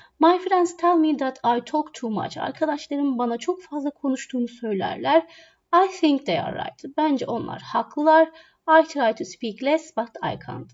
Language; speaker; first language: English; non-native, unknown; Turkish